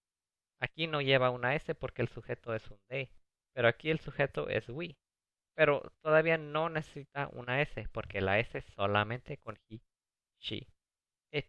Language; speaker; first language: Spanish; early bilingual, other home language; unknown